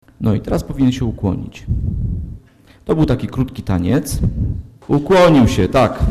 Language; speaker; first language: Polish; native; Polish